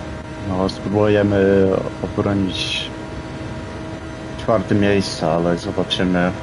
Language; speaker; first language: Polish; early bilingual, heritage; Polish